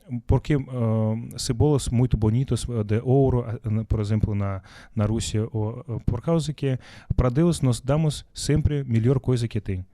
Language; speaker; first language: Portuguese; non-native, learner; Russian